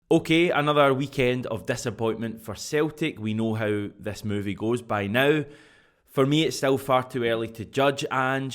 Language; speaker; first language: English; native; English